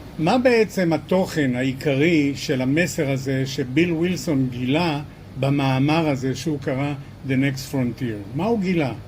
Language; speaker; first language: Hebrew; early bilingual, other home language; Polish